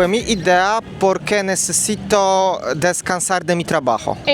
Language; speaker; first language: Spanish; non-native, learner; Polish